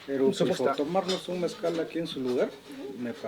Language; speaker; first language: Spanish; native; Spanish